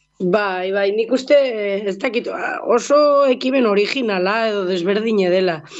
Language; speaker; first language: Basque; native; Basque